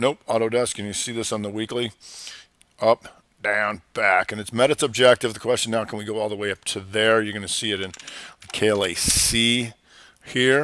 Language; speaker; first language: English; native; English